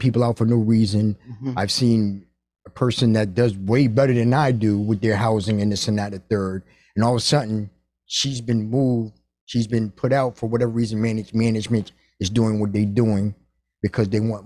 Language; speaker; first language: English; native; English